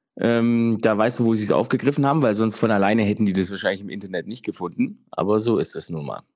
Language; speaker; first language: German; early bilingual, other home language; Italian